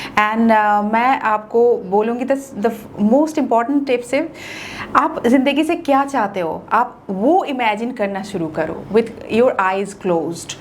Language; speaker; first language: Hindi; non-native, local second language; Bangla